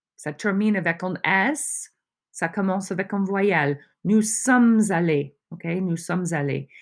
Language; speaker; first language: French; non-native, fluent; English